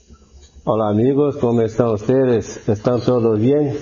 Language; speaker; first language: Spanish; non-native, fluent; Portuguese